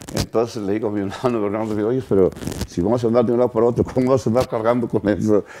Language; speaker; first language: Spanish; native; Spanish